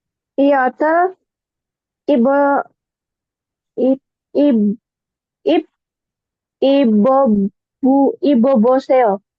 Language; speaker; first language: Korean; non-native, learner; Indonesian